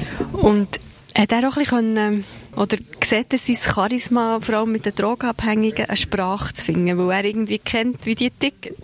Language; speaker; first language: German; native; German